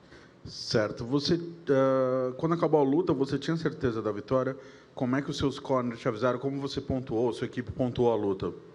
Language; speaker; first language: Portuguese; native; Portuguese